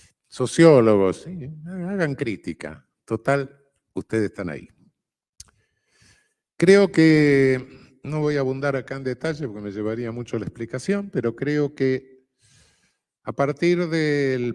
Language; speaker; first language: Spanish; native; Spanish